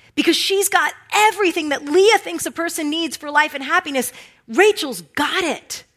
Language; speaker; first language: English; native; English